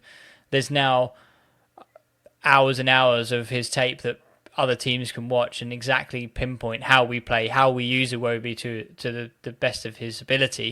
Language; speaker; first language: English; native; English